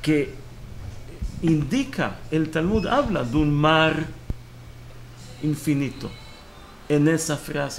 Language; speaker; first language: Spanish; early bilingual, heritage; Hebrew